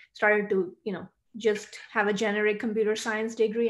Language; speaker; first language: English; non-native, local second language; Hindi